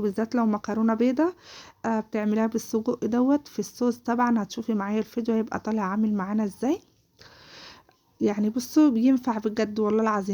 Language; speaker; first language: Arabic; native; Arabic